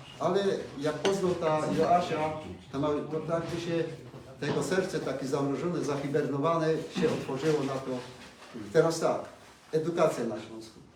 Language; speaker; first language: Polish; native; Polish